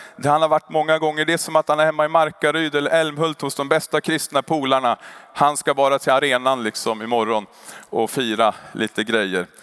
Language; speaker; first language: Swedish; native; Swedish